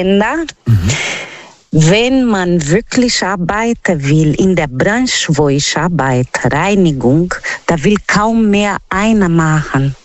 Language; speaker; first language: German; non-native, fluent; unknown